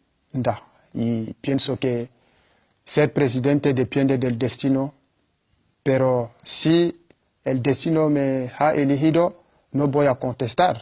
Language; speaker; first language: Spanish; non-native, fluent; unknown